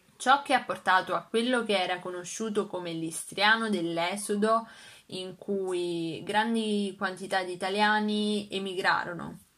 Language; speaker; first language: Italian; native; Italian